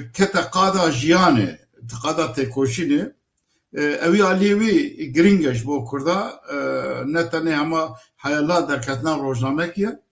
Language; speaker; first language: Kurdish; native; Kurdish